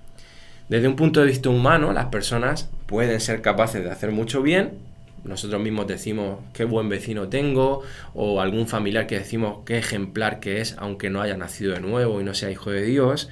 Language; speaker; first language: Spanish; native; Spanish